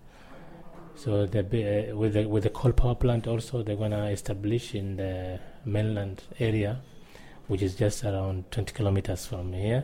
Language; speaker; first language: English; non-native, local second language; Swahili